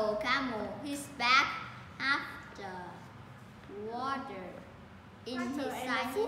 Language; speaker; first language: English; non-native, learner; Vietnamese